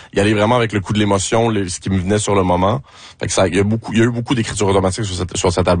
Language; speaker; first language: French; native; French